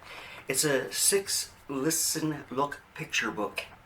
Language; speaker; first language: English; native; English